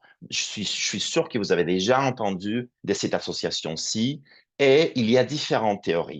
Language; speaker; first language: French; non-native, fluent; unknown